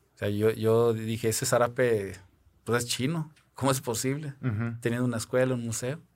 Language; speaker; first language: Spanish; native; Spanish